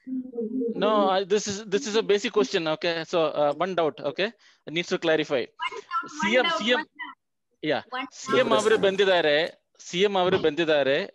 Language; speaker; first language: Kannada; non-native, learner; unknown